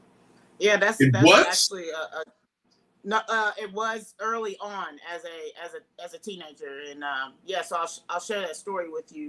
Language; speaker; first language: English; native; English